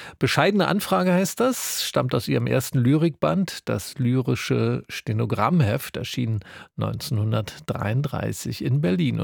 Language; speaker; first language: German; native; German